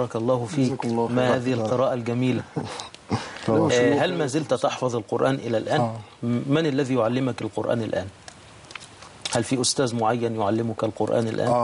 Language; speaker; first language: Arabic; native; Arabic